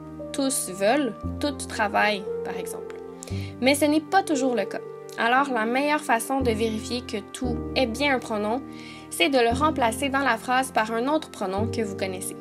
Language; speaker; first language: French; native; French